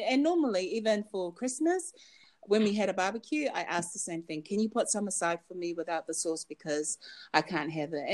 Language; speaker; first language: English; native; English